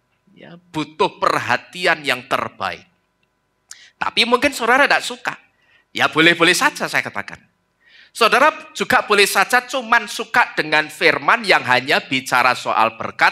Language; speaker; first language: Indonesian; native; Indonesian